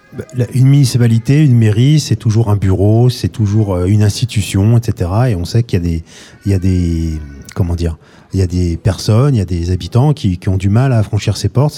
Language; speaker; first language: French; native; French